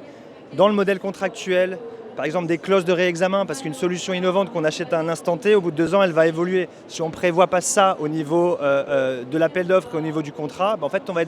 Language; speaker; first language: French; native; French